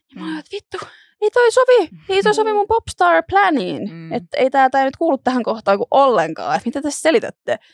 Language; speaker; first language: Finnish; native; Finnish